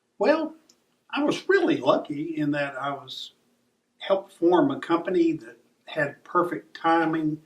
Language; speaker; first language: English; native; English